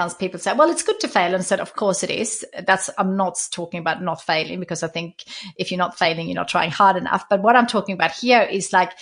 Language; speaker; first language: English; non-native, fluent; Swedish